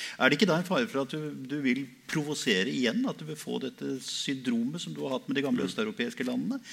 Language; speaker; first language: Norwegian; native; Norwegian